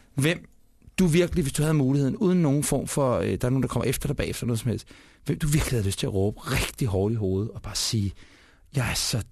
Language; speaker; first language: Danish; native; Danish